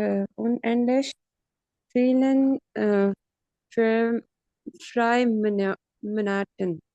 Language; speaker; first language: German; non-native, learner; Hindi